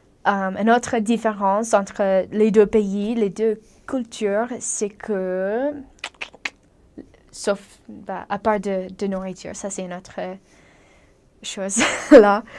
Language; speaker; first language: French; non-native, fluent; English